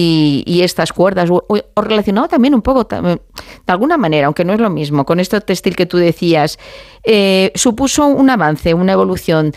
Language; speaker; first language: Spanish; native; Spanish